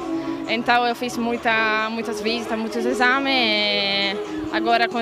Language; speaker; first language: Portuguese; non-native, fluent; Italian